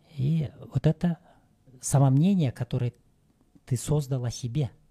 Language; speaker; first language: Russian; non-native, local second language; Kyrgyz